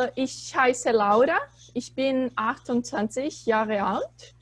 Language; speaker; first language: German; non-native, fluent; Portuguese